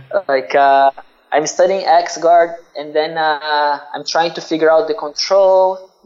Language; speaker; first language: English; non-native, fluent; Portuguese